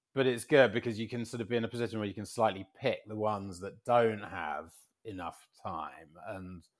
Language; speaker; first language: English; native; English